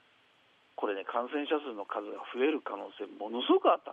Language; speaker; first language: Japanese; native; Japanese